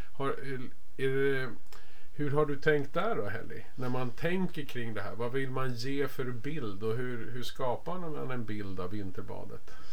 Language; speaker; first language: Swedish; native; Swedish